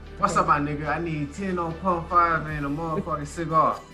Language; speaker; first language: English; native; English